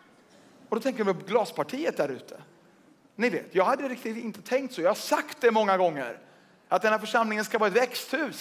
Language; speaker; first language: Swedish; native; Swedish